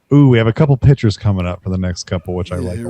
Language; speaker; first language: English; native; English